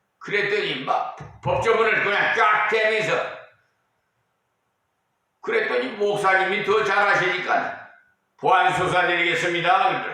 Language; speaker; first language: Korean; native; Korean